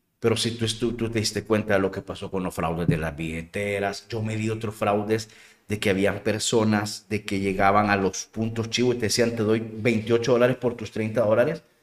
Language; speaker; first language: Spanish; native; Spanish